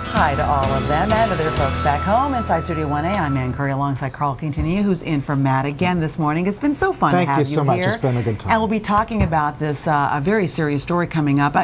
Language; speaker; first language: English; native; English